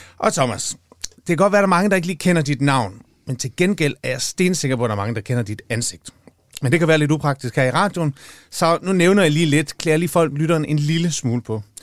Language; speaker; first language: Danish; native; Danish